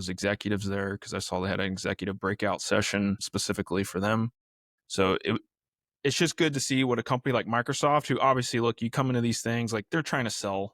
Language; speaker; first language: English; native; English